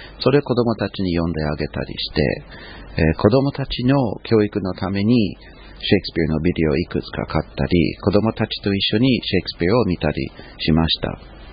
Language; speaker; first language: Japanese; non-native, fluent; English